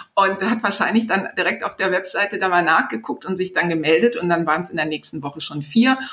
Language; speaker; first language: German; native; German